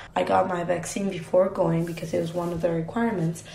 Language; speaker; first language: English; non-native, fluent; Spanish